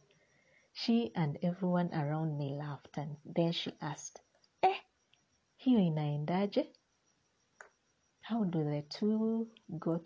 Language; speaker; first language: English; non-native, local second language; Luyia